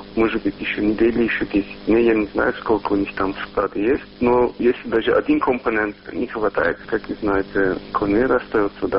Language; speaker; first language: Russian; non-native, local second language; Turkish